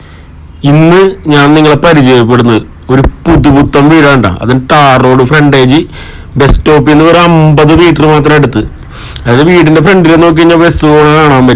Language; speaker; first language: Malayalam; native; Malayalam